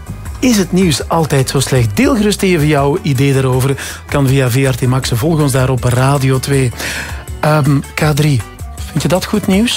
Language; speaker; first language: Dutch; native; Dutch